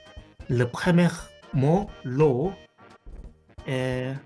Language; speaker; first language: French; non-native, fluent; Japanese